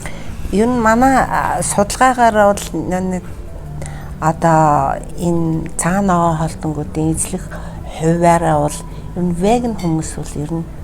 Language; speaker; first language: Mongolian; native; Mongolian